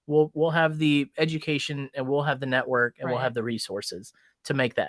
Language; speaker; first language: English; native; English